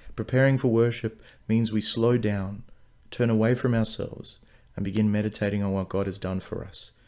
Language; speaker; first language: English; non-native, local second language; Afrikaans